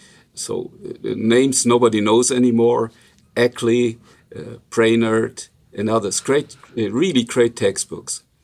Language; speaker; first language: English; non-native, fluent; Luxembourgish